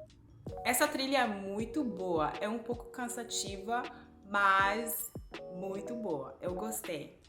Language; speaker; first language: Portuguese; non-native, fluent; English